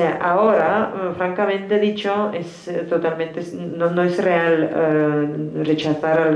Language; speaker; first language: Spanish; native; Spanish